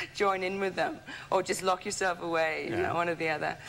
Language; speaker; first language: English; native; English